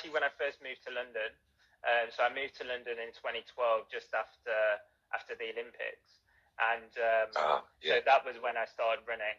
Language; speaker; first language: English; native; English